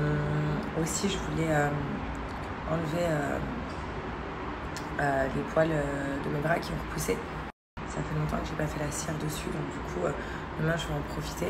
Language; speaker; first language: French; native; French